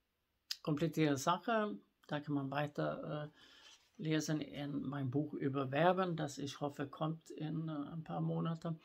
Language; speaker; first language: German; non-native, fluent; Swedish